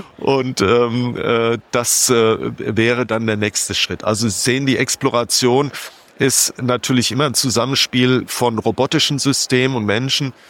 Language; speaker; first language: German; native; German